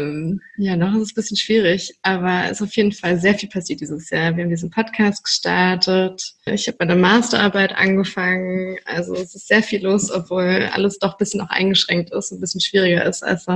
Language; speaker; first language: German; native; German